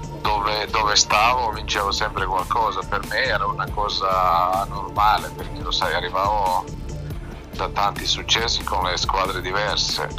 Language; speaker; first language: Italian; non-native, fluent; Serbian